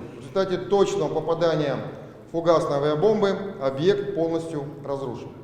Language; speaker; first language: Russian; native; Russian